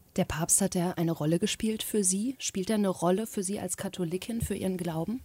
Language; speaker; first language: German; native; German